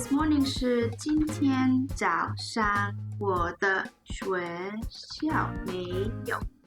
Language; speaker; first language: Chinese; non-native, learner; English